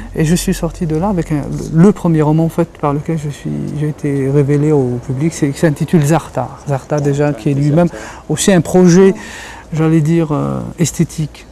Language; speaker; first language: French; non-native, local second language; Kabyle